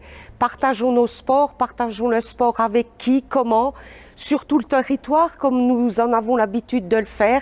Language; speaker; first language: French; native; French